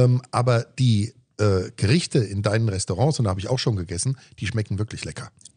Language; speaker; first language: German; native; German